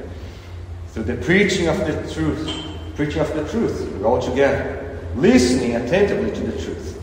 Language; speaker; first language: English; non-native, fluent; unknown